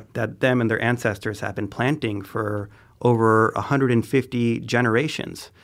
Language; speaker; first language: English; non-native, fluent; Spanish